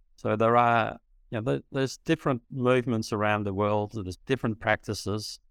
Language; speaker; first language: English; early bilingual, other home language; Dutch